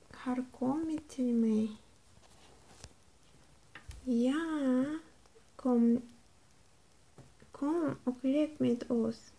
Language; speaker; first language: Swedish; non-native, learner; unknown